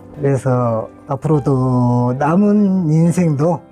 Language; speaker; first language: Korean; native; Korean